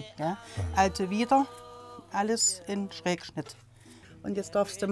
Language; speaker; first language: German; native; German